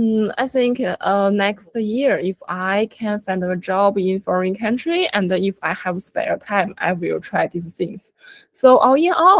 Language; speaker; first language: English; non-native, learner; Chinese